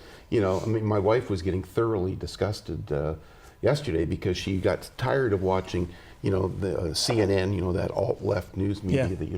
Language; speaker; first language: English; native; English